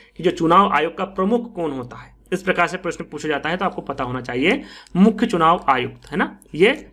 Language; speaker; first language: Hindi; native; Hindi